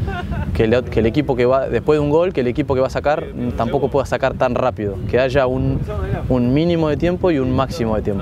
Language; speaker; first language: Spanish; native; Spanish